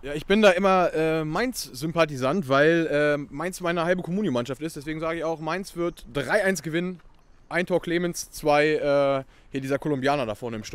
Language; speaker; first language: German; native; German